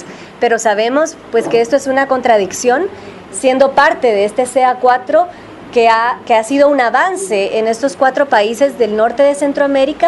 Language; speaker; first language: Spanish; native; Spanish